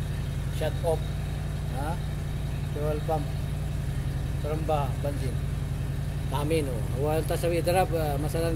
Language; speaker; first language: Arabic; non-native, learner; Filipino